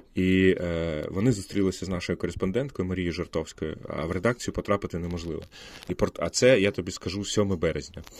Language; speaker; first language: Ukrainian; non-native, local second language; Russian